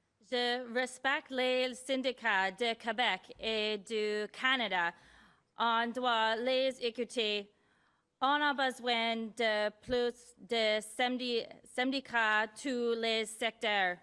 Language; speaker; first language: French; non-native, learner; English